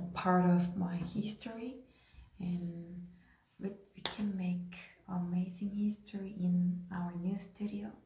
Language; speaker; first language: English; non-native, learner; Korean